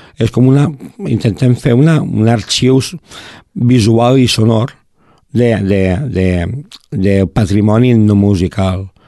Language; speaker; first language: Catalan; native; Catalan